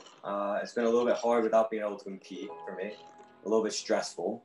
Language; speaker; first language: English; native; English